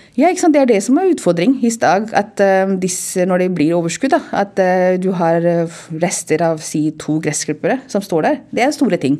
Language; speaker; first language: Norwegian; non-native, fluent; Hindi